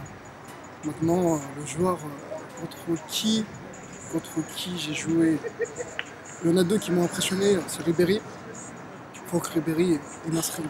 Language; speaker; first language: French; early bilingual, other home language; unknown